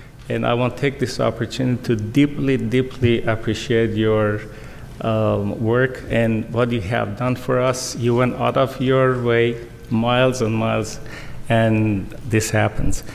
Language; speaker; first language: English; non-native, fluent; Armenian